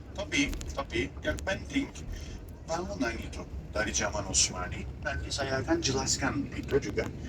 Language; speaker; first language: Indonesian; non-native, fluent; Turkish